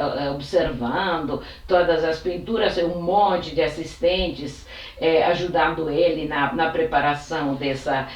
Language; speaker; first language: Portuguese; non-native, fluent; Italian